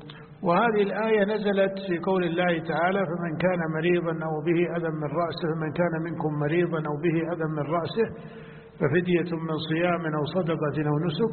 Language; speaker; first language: Arabic; native; Arabic